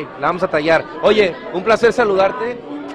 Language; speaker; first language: Spanish; native; Spanish